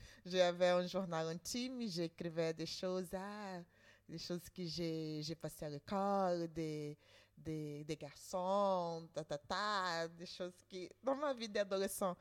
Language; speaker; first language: French; non-native, learner; Portuguese